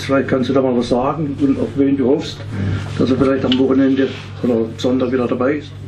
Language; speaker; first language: German; native; German